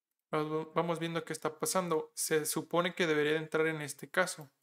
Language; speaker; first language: Spanish; native; Spanish